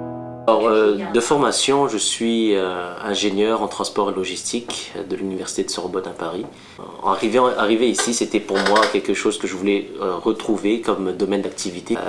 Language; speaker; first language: French; non-native, local second language; Malagasy